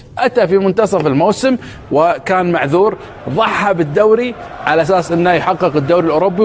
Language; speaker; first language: Arabic; native; Arabic